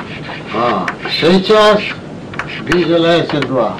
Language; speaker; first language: Russian; non-native, learner; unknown